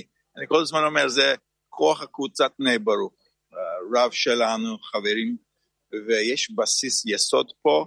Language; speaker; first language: Hebrew; non-native, fluent; Turkish